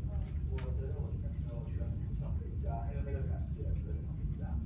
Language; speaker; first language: Chinese; non-native, learner; English